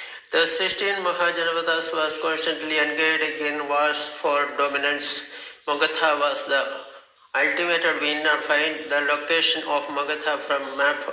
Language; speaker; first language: English; non-native, local second language; Malayalam